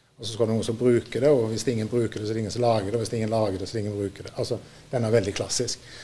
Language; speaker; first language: Norwegian; native; Norwegian